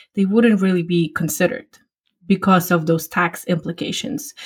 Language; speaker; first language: English; non-native, fluent; Polish